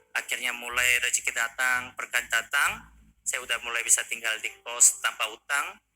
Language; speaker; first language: Indonesian; non-native, fluent; Korean